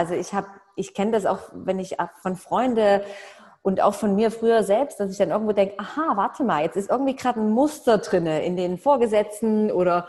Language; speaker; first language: German; native; German